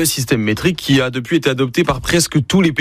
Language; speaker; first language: French; native; French